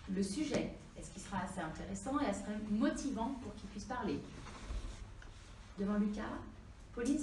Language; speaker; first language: French; native; French